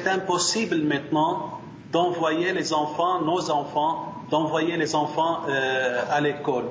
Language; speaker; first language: French; non-native, learner; Arabic